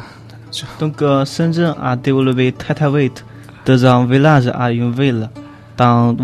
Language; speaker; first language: French; non-native, learner; Chinese